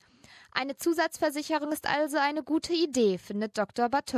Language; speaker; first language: German; native; German